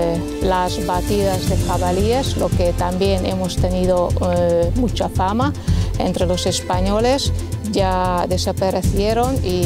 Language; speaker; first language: Spanish; non-native, fluent; Hungarian